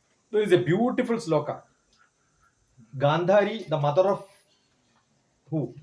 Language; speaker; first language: English; non-native, local second language; Malayalam